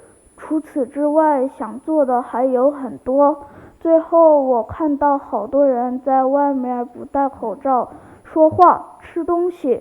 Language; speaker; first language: Chinese; early bilingual, heritage; Chinese